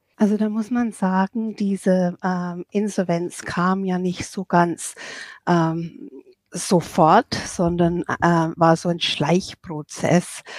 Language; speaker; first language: German; non-native, fluent; English